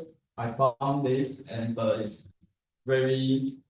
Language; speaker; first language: English; non-native, learner; Chinese